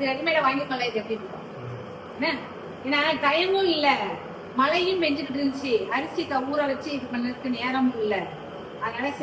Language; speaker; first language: Tamil; native; Tamil